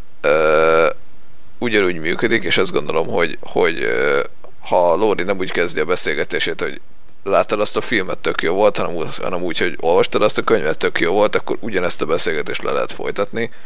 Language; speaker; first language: Hungarian; native; Hungarian